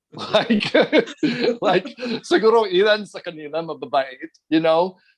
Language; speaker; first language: Filipino; non-native, fluent; English